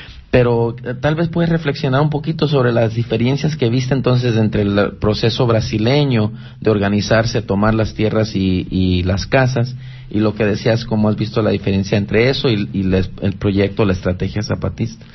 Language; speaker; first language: Spanish; early bilingual, heritage; Spanish